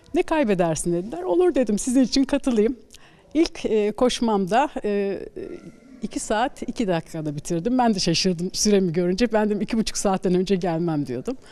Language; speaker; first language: Turkish; native; Turkish